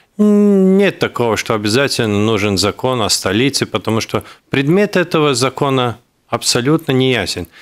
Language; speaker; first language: Russian; non-native, local second language; Latvian